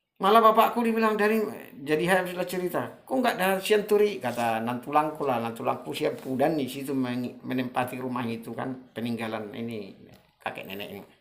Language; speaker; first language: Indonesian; non-native, local second language; Batak Toba